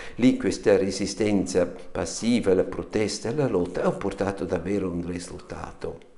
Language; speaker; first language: Italian; non-native, fluent; German